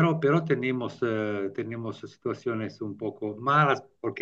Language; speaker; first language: Spanish; non-native, learner; Italian